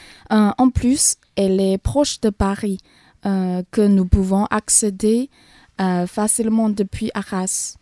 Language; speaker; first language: French; non-native, learner; Chinese